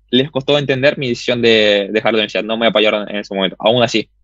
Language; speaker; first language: Spanish; early bilingual, other home language; Russian